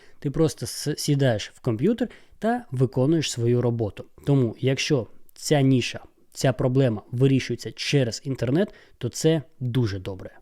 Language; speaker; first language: Ukrainian; non-native, local second language; Russian